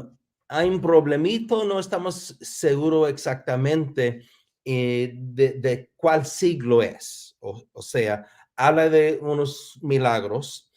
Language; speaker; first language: Spanish; non-native, fluent; English